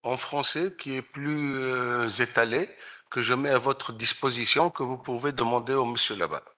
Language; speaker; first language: French; non-native, local second language; Arabic